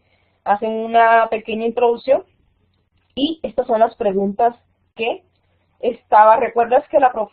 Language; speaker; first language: Spanish; native; Spanish